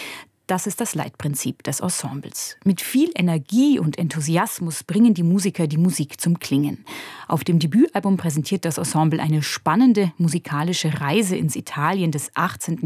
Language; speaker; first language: German; native; German